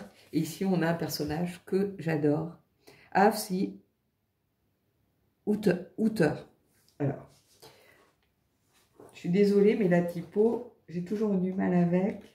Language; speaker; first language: French; native; French